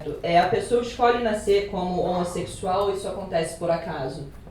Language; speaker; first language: Portuguese; native; Portuguese